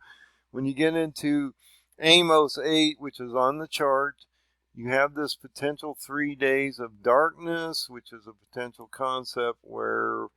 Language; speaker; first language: English; native; English